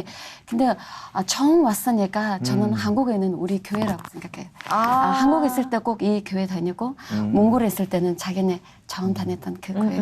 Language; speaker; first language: Korean; non-native, fluent; Mongolian